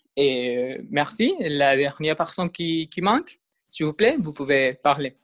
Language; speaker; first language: French; non-native, learner; Spanish